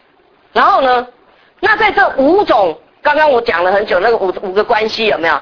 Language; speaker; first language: Chinese; native; Chinese